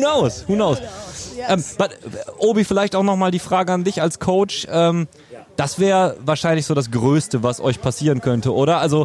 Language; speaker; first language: German; native; German